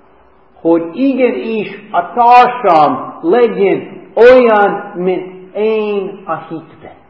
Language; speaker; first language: Hungarian; non-native, fluent; English